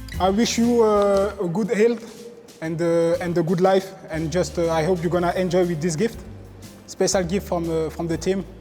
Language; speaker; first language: English; non-native, learner; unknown